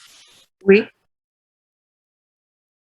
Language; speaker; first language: French; non-native, learner; Vietnamese